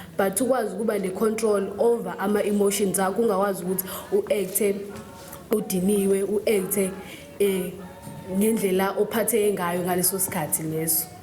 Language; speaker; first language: Zulu; native; Zulu